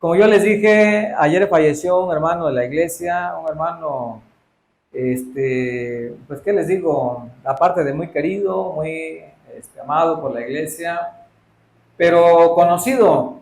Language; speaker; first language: Spanish; native; Spanish